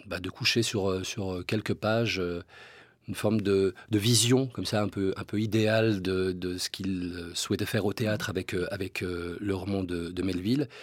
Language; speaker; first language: French; native; French